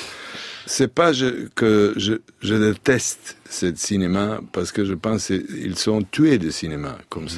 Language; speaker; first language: French; non-native, learner; Serbian